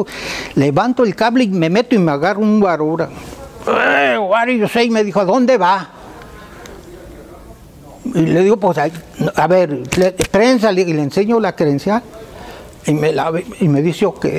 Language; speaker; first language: Spanish; native; Spanish